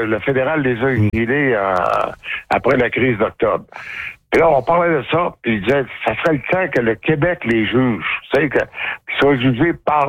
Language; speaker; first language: French; native; French